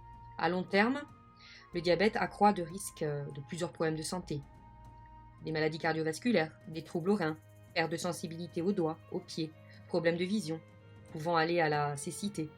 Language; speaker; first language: French; native; French